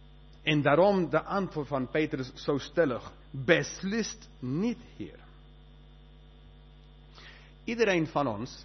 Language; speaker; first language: Dutch; non-native, fluent; Spanish